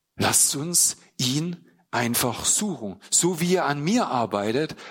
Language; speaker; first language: German; native; German